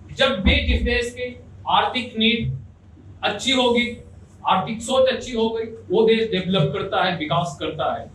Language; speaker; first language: Hindi; native; Hindi